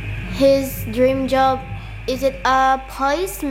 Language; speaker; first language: English; non-native, learner; Indonesian